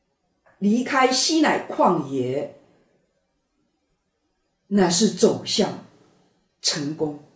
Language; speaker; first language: Chinese; native; Chinese